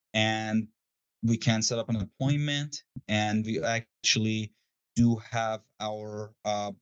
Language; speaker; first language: English; non-native, fluent; Persian